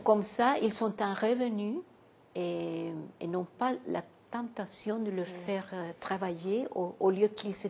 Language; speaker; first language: French; non-native, fluent; Spanish